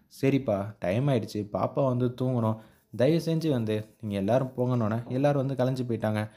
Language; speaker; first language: Tamil; native; Tamil